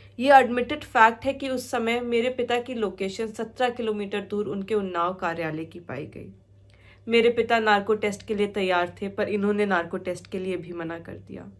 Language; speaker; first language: Hindi; native; Hindi